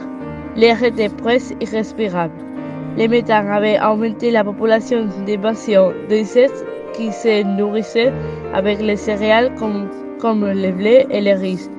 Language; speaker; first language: French; non-native, learner; Spanish